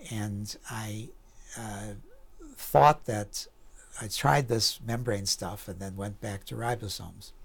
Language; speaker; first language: English; native; English